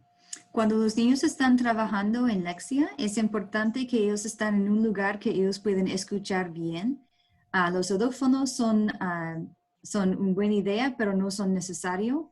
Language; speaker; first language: Spanish; non-native, learner; English